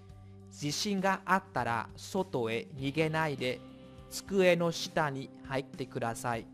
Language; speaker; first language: Japanese; non-native, fluent; Vietnamese